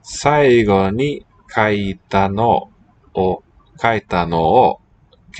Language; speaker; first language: Japanese; non-native, learner; English